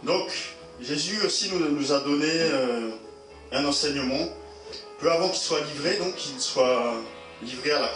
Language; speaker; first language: French; native; French